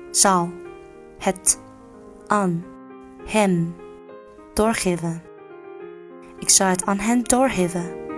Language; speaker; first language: Dutch; non-native, learner; Chinese